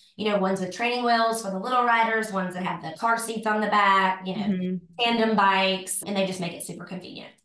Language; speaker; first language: English; native; English